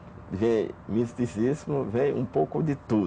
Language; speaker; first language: Portuguese; non-native, fluent; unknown